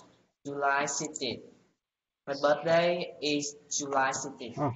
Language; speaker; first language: English; non-native, learner; Vietnamese